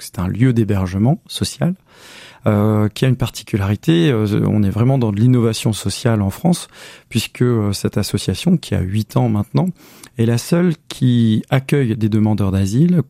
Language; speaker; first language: French; native; French